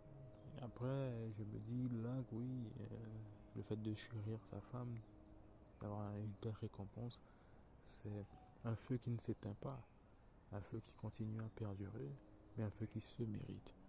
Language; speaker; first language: French; native; French